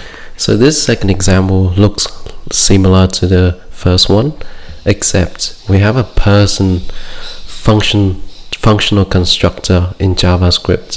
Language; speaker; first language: English; non-native, fluent; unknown